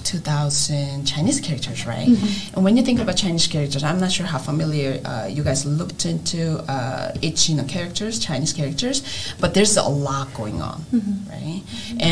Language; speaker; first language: English; non-native, fluent; Korean